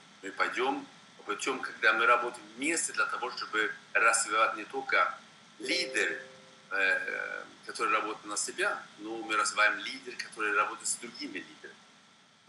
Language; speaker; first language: Russian; non-native, fluent; Swedish